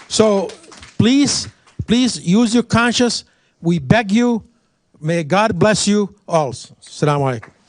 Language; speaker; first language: English; non-native, fluent; Arabic